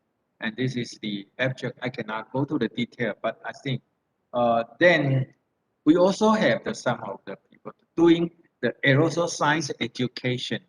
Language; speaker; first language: English; non-native, fluent; Thai